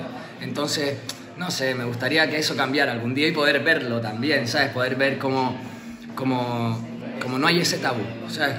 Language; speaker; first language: Spanish; native; Spanish